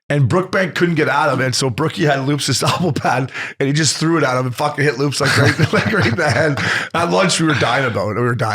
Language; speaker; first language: English; native; English